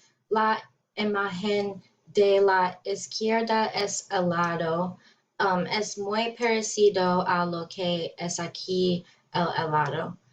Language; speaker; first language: Spanish; non-native, learner; English